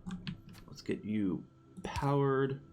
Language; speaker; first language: English; native; English